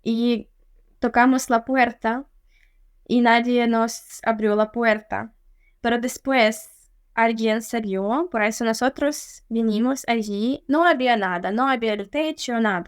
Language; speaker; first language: Spanish; non-native, fluent; Ukrainian